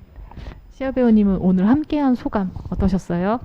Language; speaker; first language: Korean; native; Korean